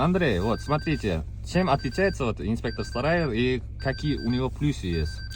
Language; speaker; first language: Russian; non-native, local second language; Uzbek